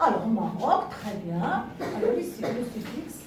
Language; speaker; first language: French; non-native, local second language; Arabic